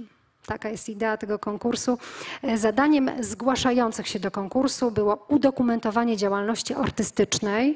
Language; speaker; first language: Polish; native; Polish